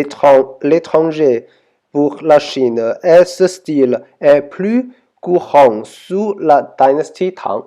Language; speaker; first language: French; non-native, learner; Chinese